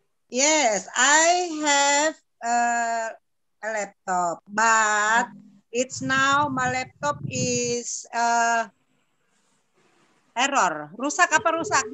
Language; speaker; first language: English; non-native, learner; Indonesian